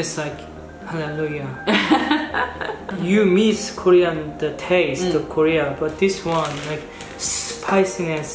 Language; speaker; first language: English; non-native, fluent; Korean